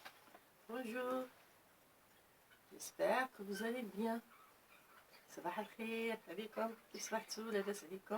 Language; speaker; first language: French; non-native, local second language; Arabic